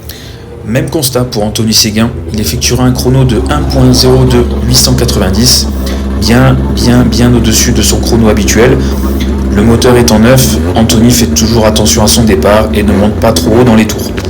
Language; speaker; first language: French; native; French